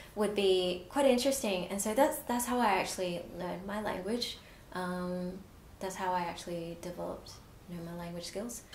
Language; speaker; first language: English; native; English